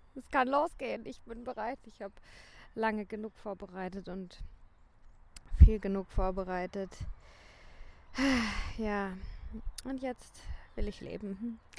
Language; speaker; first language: German; native; German